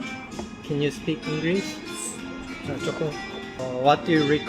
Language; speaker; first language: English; non-native, learner; Korean